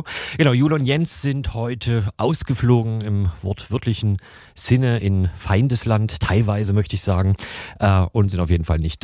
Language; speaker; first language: German; native; German